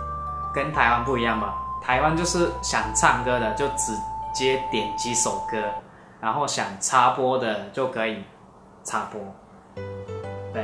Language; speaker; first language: Chinese; non-native, fluent; Japanese